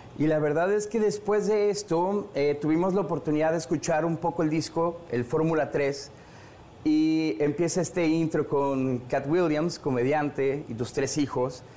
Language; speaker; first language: Spanish; native; Spanish